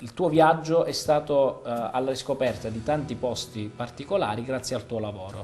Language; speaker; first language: Italian; native; Italian